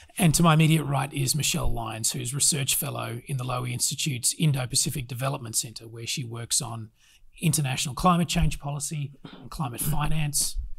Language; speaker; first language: English; native; English